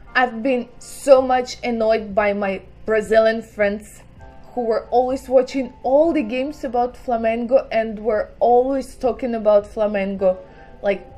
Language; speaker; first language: English; non-native, fluent; Russian